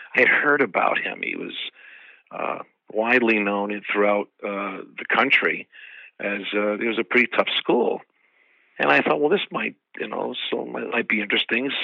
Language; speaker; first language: English; native; English